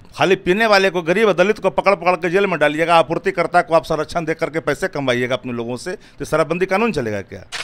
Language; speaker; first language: Hindi; native; Hindi